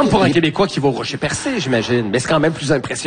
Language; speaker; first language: French; native; French